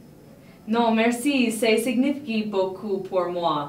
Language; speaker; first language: French; non-native, learner; English